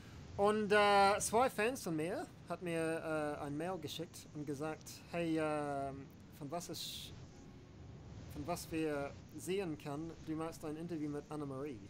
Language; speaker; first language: German; non-native, learner; English